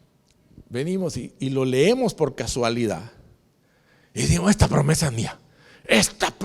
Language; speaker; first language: Spanish; native; Spanish